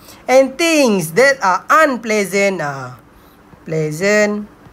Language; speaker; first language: English; non-native, local second language; Malay